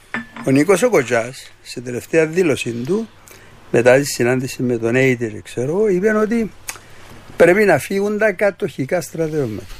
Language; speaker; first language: Greek; native; Greek